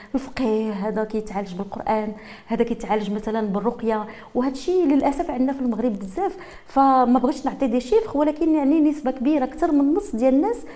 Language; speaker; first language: Arabic; native; Arabic